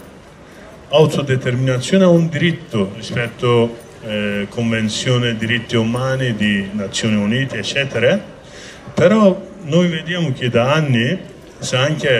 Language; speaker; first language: Italian; non-native, learner; Kurdish